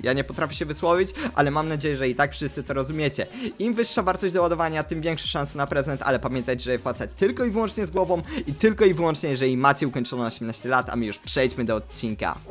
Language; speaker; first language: Polish; native; Polish